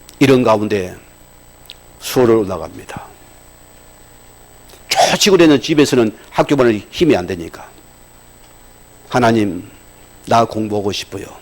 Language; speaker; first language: Korean; native; Korean